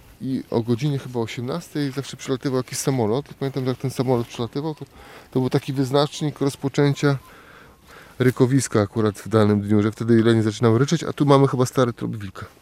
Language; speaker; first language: Polish; native; Polish